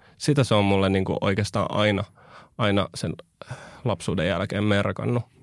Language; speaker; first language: Finnish; early bilingual, other home language; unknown